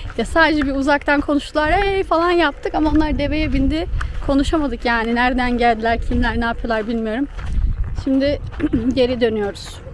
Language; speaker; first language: Turkish; early bilingual, heritage; Turkish